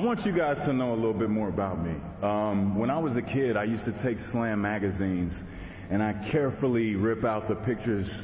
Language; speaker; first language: English; native; English